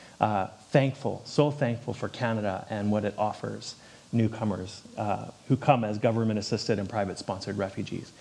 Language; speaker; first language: English; native; English